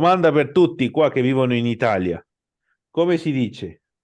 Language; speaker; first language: Italian; non-native, fluent; Spanish